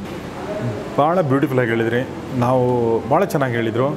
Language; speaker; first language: Kannada; native; Kannada